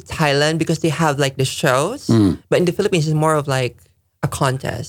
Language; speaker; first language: English; non-native, local second language; Filipino